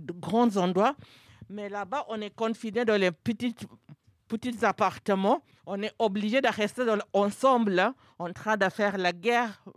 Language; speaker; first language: French; non-native, fluent; English